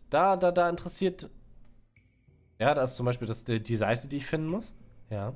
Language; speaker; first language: German; native; German